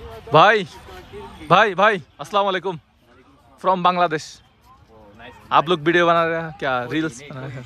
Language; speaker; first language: Hindi; non-native, learner; Bangla